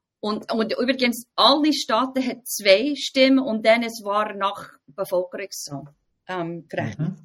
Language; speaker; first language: German; non-native, fluent; English